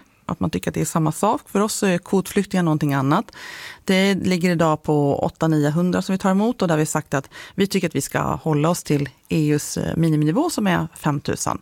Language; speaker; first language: Swedish; native; Swedish